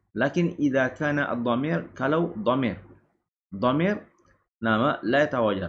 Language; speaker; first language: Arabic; non-native, fluent; Malay